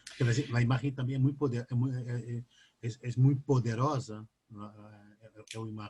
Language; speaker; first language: Spanish; non-native, fluent; Portuguese